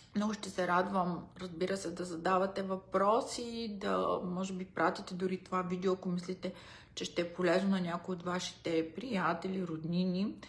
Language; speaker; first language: Bulgarian; early bilingual, heritage; Bulgarian